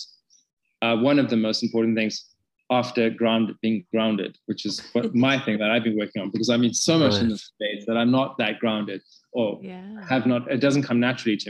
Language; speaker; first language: English; native; English